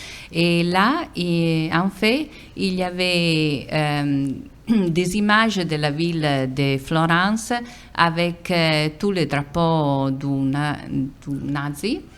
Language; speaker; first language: French; non-native, fluent; Italian